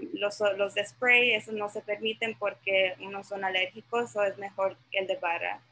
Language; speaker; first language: Spanish; early bilingual, other home language; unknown